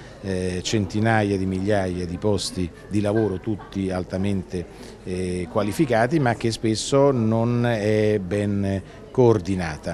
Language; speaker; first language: Italian; native; Italian